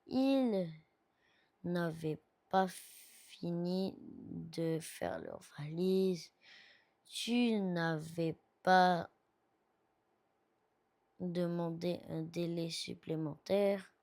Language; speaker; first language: French; non-native, learner; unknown